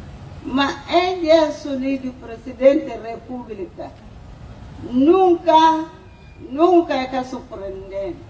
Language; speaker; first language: Portuguese; non-native, learner; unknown